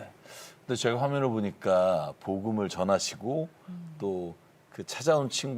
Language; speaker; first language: Korean; native; Korean